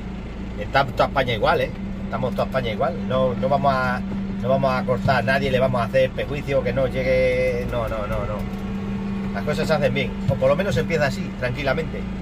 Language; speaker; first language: Spanish; native; Spanish